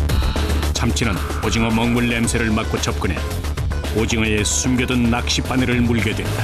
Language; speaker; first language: Korean; native; Korean